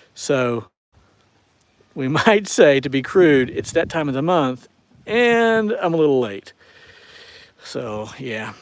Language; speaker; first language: English; native; English